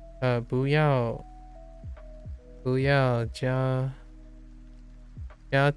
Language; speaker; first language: Chinese; non-native, learner; English